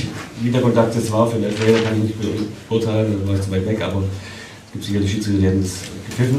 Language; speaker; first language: German; native; German